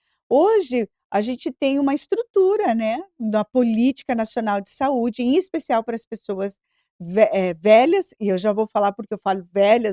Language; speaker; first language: Portuguese; native; Portuguese